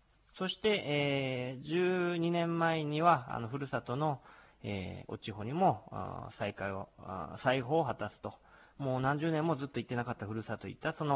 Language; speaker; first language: Japanese; native; Japanese